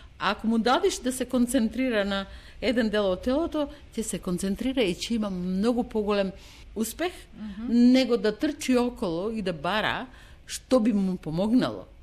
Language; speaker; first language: Macedonian; native; Macedonian